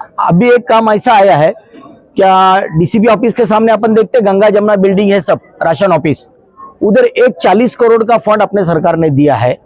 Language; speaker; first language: Hindi; non-native, local second language; Marathi